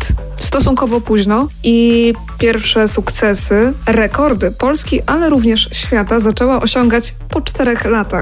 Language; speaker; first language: Polish; native; Polish